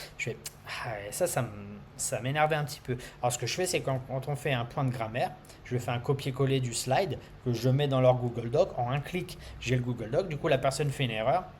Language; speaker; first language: French; native; French